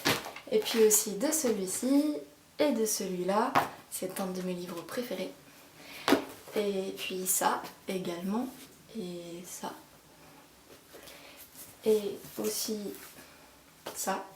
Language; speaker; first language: French; native; French